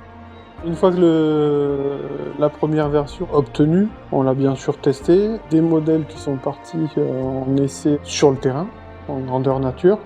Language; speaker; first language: French; native; French